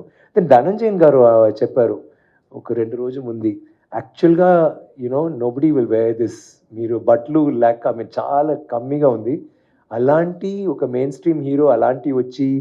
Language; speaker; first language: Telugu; non-native, fluent; Tamil